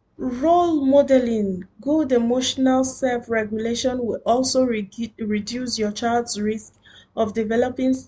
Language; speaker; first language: English; non-native, local second language; Yoruba